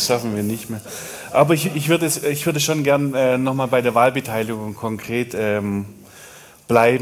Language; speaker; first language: German; native; German